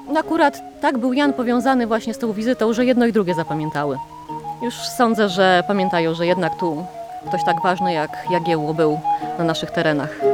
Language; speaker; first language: Polish; native; Polish